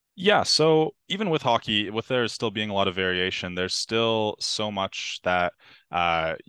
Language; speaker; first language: English; native; English